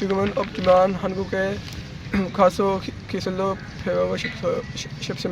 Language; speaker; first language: Korean; non-native, learner; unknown